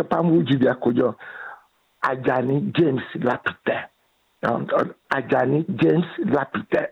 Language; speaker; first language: Hungarian; non-native, fluent; Yoruba